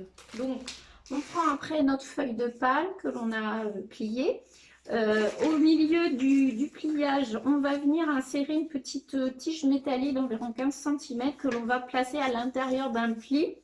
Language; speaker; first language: French; native; French